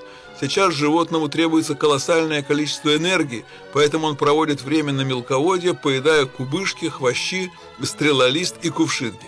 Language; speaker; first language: Russian; native; Russian